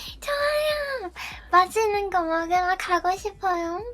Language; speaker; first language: Korean; non-native, learner; Japanese